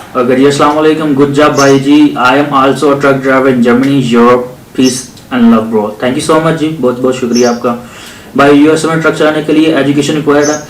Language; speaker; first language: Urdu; non-native, local second language; Punjabi